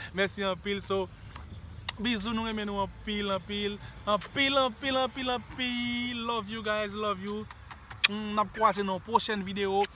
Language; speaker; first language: Haitian Creole; native; Haitian Creole